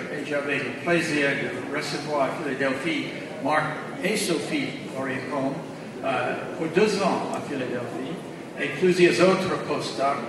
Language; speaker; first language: French; non-native, fluent; English